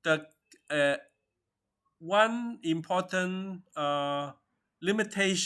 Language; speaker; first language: English; non-native, fluent; Chinese